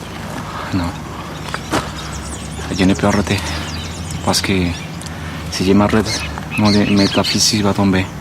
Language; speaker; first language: French; non-native, learner; Spanish